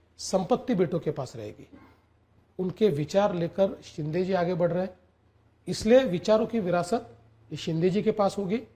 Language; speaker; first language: Hindi; non-native, local second language; Marathi